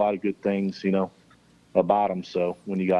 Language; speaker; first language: English; native; English